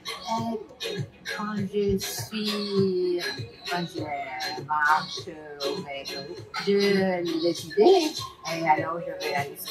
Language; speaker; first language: French; non-native, learner; Spanish